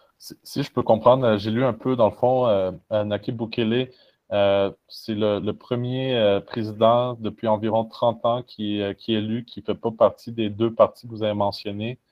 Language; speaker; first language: French; native; French